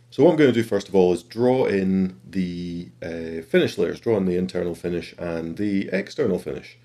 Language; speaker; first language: English; native; English